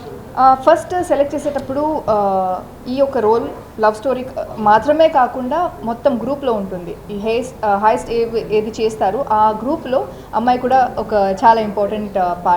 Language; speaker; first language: Telugu; non-native, fluent; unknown